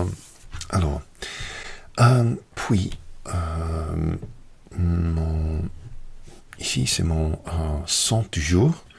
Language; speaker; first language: French; non-native, learner; English